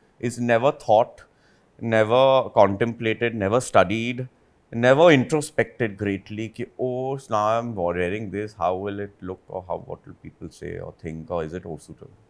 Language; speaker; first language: English; non-native, local second language; Hindi